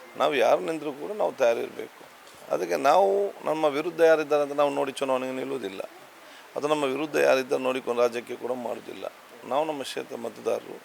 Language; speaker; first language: Kannada; non-native, local second language; Badaga